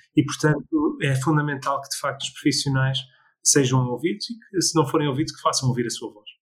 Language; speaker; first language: Portuguese; early bilingual, other home language; English